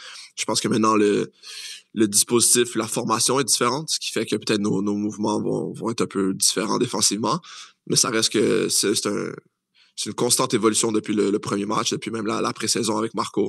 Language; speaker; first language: French; native; French